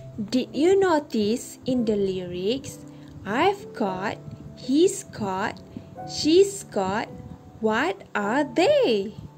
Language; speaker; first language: English; non-native, local second language; Malay